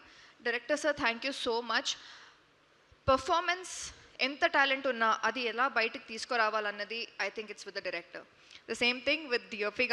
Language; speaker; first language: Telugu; non-native, local second language; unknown